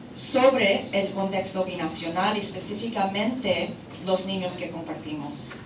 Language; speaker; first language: Spanish; non-native, fluent; English